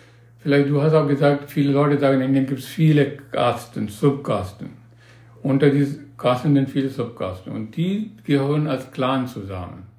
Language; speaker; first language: German; non-native, learner; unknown